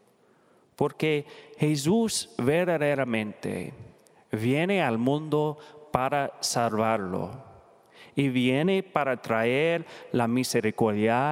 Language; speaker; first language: Spanish; non-native, learner; English